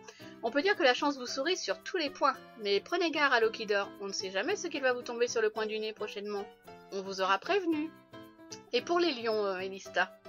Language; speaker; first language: French; native; French